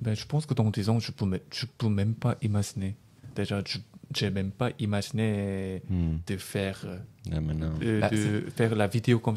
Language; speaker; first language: French; non-native, learner; Korean